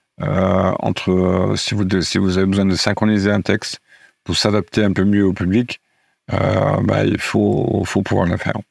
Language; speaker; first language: French; non-native, fluent; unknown